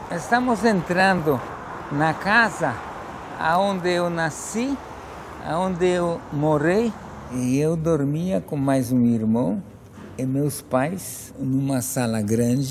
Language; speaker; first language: Portuguese; non-native, fluent; Polish